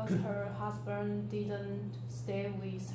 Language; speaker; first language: English; non-native, learner; Chinese